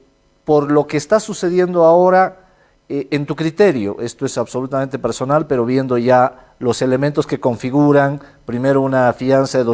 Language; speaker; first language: Spanish; native; Spanish